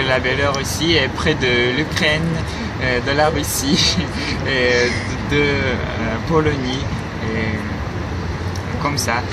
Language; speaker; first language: French; non-native, learner; Uzbek